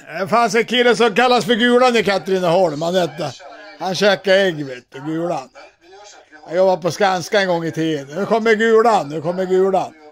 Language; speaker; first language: Swedish; native; Swedish